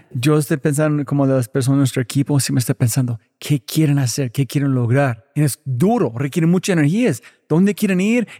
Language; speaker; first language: Spanish; non-native, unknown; English